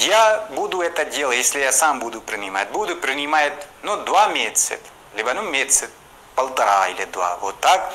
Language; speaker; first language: Russian; non-native, local second language; Kyrgyz